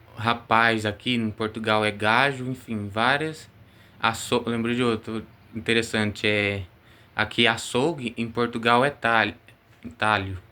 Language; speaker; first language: Portuguese; native; Portuguese